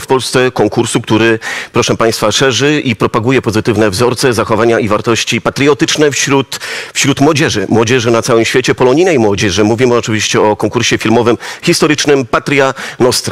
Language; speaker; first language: Polish; native; Polish